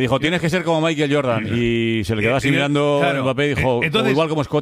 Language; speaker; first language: Spanish; native; Spanish